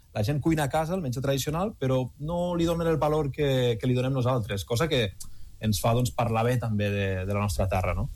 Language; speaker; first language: Catalan; native; Catalan